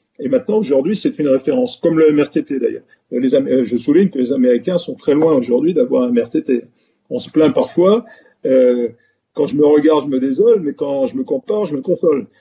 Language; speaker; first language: French; native; French